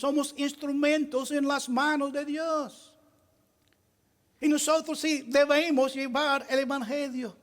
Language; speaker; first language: Spanish; non-native, fluent; English